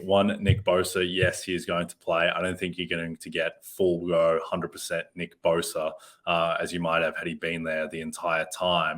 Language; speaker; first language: English; native; English